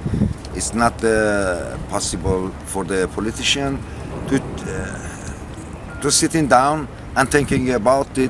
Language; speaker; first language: English; non-native, learner; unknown